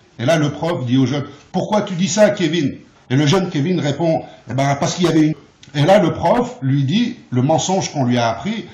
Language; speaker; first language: French; early bilingual, other home language; Arabic